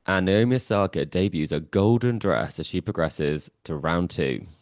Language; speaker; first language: English; native; English